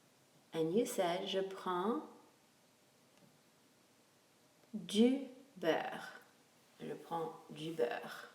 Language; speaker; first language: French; non-native, fluent; English